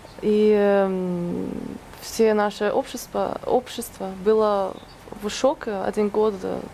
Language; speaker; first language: Russian; non-native, fluent; Norwegian